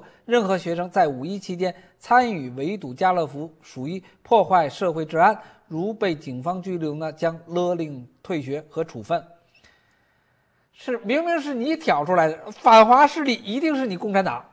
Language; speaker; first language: Chinese; native; Chinese